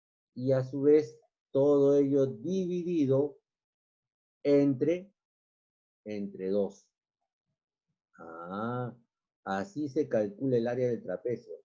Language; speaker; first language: Spanish; native; Spanish